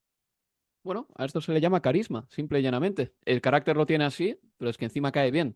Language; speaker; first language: Spanish; native; Spanish